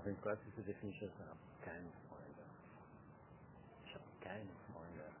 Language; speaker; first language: German; non-native, learner; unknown